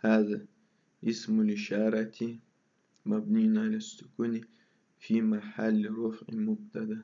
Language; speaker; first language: Arabic; non-native, fluent; Russian